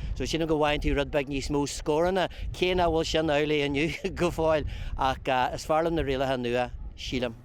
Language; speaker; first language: Irish; non-native, local second language; English